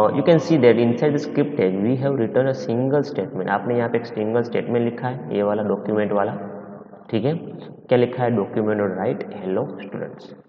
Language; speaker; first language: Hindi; non-native, local second language; Gujarati